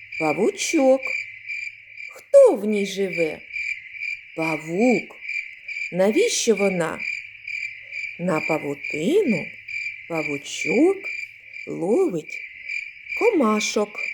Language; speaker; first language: Ukrainian; native; Ukrainian